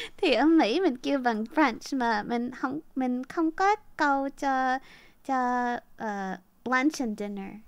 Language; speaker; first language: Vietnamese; early bilingual, heritage; Vietnamese